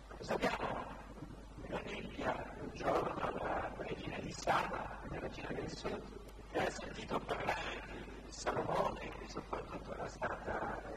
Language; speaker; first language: Italian; non-native, fluent; French